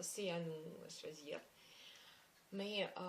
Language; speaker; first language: French; non-native, learner; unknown